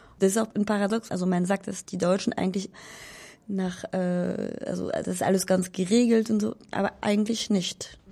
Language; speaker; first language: German; non-native, fluent; French